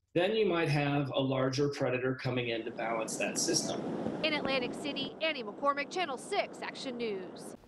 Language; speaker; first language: English; native; English